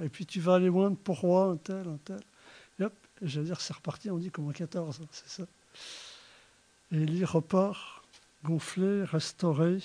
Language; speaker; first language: French; native; French